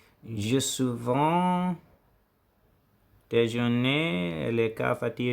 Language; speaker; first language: French; non-native, learner; English